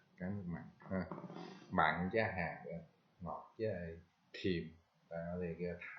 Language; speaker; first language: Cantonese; early bilingual, heritage; Cantonese